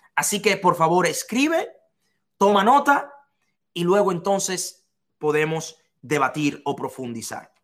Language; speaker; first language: Spanish; native; Spanish